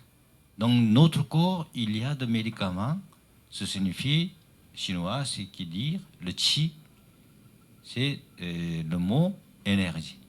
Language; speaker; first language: French; non-native, learner; Chinese